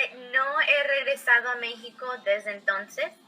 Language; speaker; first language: Spanish; early bilingual, heritage; Spanish